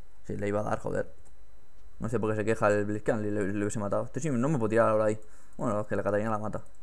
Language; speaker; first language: Spanish; native; Spanish